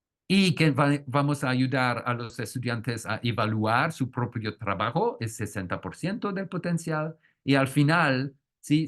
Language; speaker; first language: Spanish; non-native, fluent; French